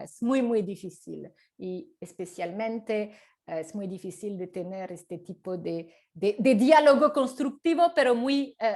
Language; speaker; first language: Spanish; non-native, fluent; French